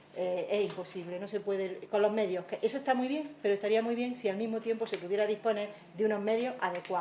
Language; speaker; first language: Spanish; native; Spanish